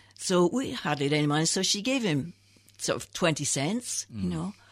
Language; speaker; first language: English; native; English